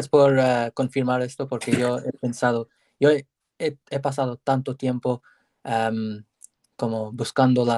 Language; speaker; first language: Spanish; non-native, learner; English